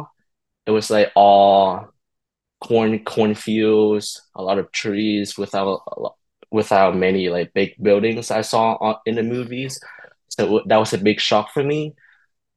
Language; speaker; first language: English; early bilingual, other home language; Vietnamese